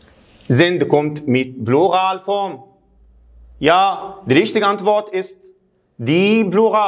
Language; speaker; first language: German; non-native, fluent; Arabic